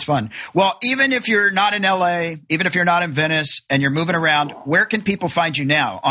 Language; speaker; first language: English; native; English